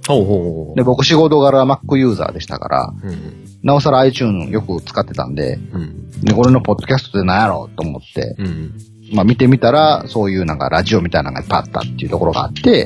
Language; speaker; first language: Japanese; native; Japanese